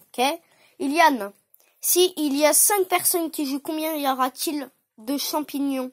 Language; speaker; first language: French; native; French